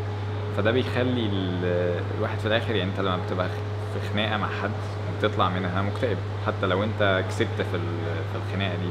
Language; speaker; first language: Arabic; native; Arabic